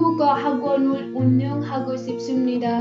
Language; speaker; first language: Korean; non-native, learner; Nepali